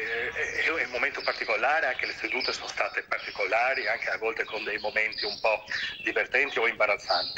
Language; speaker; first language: Italian; native; Italian